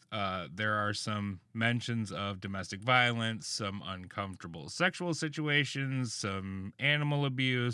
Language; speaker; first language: English; native; English